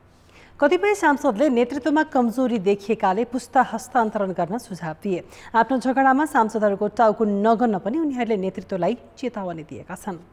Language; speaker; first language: Nepali; native; Nepali